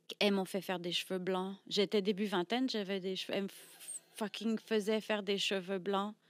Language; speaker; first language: French; native; French